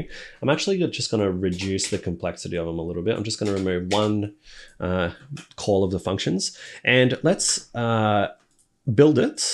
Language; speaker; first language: English; native; English